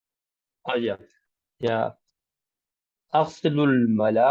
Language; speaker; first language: Arabic; non-native, learner; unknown